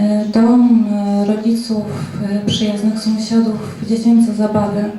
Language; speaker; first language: Polish; native; Polish